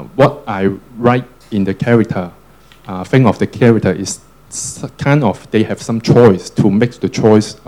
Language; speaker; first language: English; non-native, local second language; Cantonese